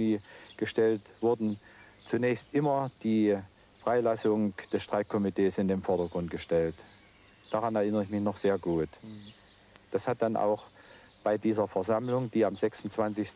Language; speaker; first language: German; native; German